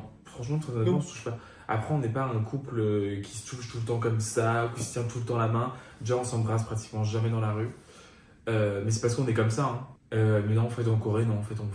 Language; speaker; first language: French; native; French